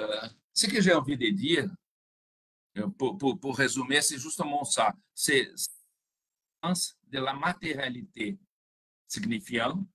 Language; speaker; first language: French; non-native, fluent; Portuguese